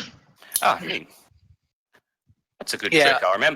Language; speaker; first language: English; native; English